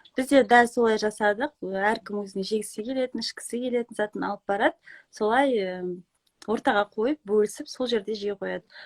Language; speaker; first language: Kazakh; native; Kazakh